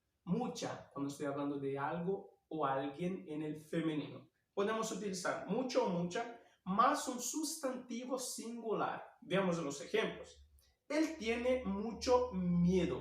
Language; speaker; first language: Spanish; non-native, fluent; Portuguese